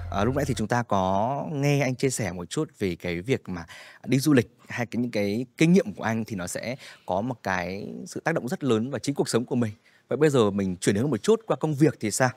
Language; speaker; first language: Vietnamese; native; Vietnamese